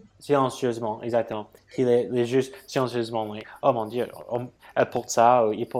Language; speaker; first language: French; non-native, fluent; English